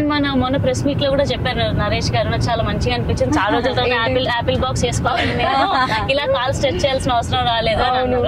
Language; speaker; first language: Telugu; native; Telugu